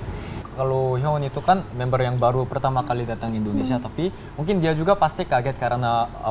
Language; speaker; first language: Indonesian; early bilingual, heritage; Indonesian